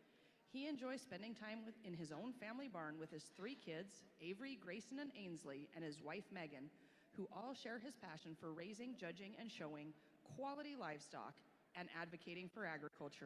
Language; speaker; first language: English; native; English